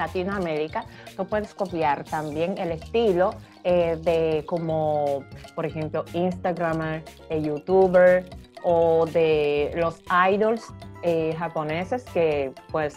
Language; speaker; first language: Spanish; non-native, fluent; Japanese